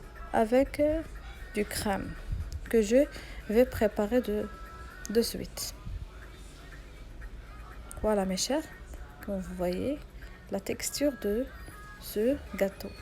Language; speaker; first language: French; non-native, local second language; Arabic